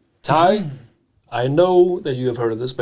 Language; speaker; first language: English; native; English